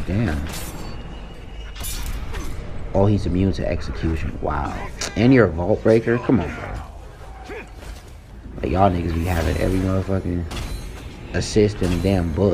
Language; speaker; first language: English; native; English